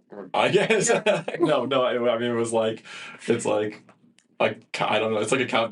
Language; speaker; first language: English; native; English